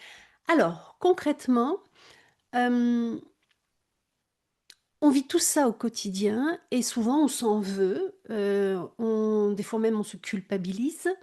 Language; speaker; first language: French; native; French